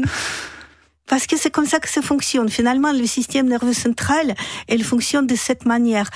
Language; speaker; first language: French; non-native, fluent; Russian